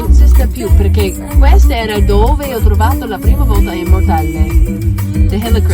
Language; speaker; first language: Italian; non-native, learner; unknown